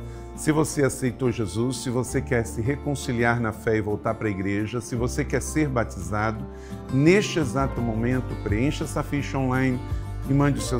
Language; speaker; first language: Portuguese; native; Portuguese